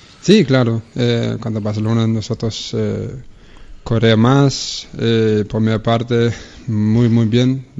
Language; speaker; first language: Spanish; non-native, learner; Danish